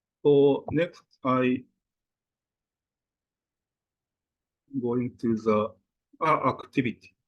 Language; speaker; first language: English; non-native, fluent; Japanese